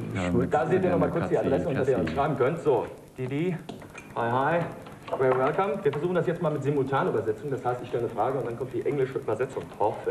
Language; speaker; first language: German; native; German